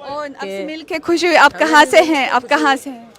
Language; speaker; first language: Hindi; non-native, learner; Russian